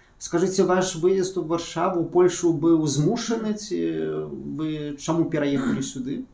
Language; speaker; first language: Belarusian; native; Belarusian